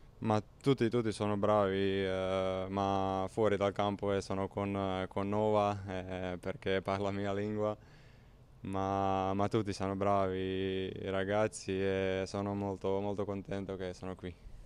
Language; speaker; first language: Italian; non-native, learner; Croatian